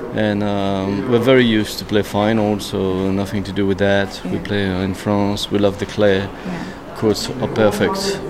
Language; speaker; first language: English; non-native, fluent; French